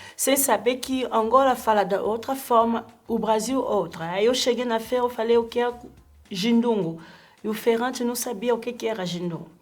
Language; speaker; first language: Portuguese; native; Portuguese